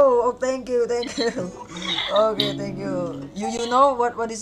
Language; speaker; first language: English; non-native, learner; Hakka Chinese